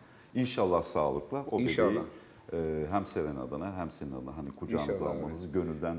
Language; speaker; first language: Turkish; native; Turkish